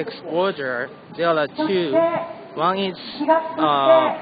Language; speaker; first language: English; non-native, learner; Japanese